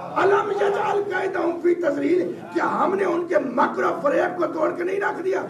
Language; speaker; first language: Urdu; non-native, local second language; Punjabi